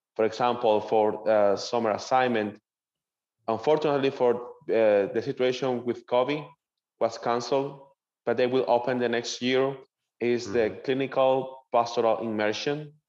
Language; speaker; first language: English; non-native, learner; Spanish